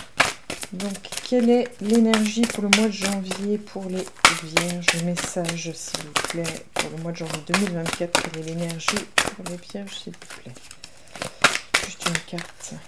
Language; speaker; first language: French; native; French